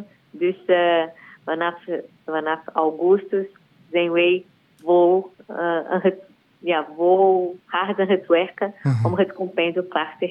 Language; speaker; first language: Dutch; non-native, learner; Portuguese